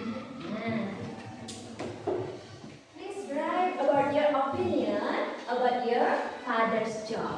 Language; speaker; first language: English; non-native, learner; Indonesian